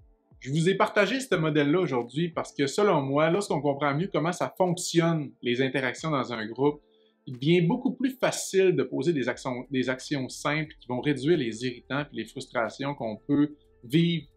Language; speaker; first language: French; native; French